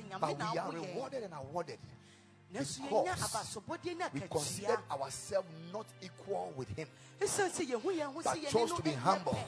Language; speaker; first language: English; non-native, local second language; Akan